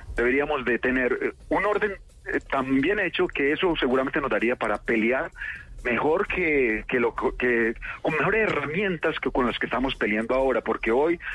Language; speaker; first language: Spanish; native; Spanish